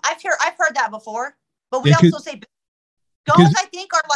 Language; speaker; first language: English; early bilingual, other home language; Persian